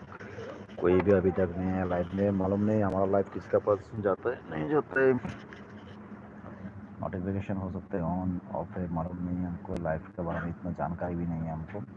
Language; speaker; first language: Hindi; non-native, learner; Bangla